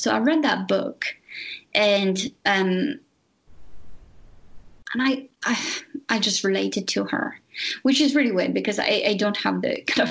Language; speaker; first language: English; non-native, fluent; French